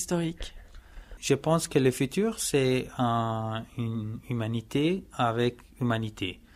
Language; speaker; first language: French; non-native, learner; Italian